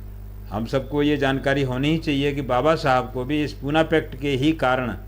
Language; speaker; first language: Hindi; native; Hindi